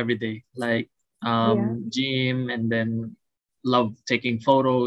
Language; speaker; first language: English; non-native, local second language; Filipino